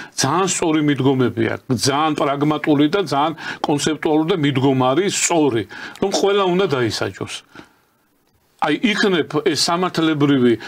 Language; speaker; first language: Georgian; native; Georgian